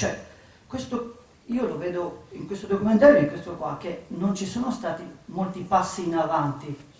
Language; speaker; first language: Italian; non-native, fluent; Albanian